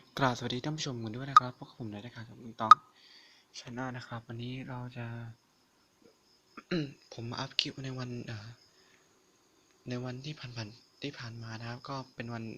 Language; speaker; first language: Thai; native; Thai